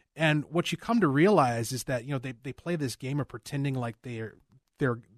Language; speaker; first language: English; native; English